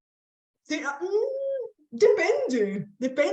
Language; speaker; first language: Portuguese; non-native, fluent; Bulgarian